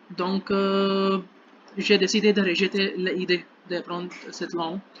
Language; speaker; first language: French; non-native, learner; Hindi